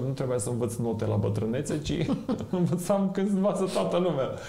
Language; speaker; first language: Romanian; non-native, fluent; Macedonian